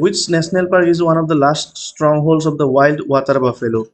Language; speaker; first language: English; non-native, local second language; Assamese